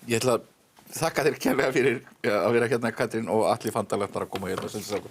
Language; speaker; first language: Icelandic; native; Icelandic